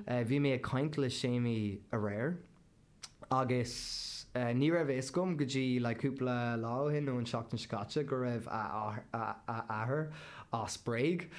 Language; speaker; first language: Irish; non-native, local second language; English